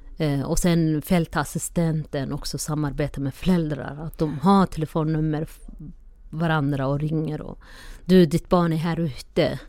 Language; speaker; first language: Swedish; non-native, fluent; Somali